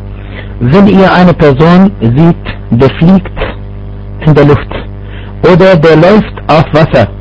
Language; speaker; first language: German; non-native, fluent; Arabic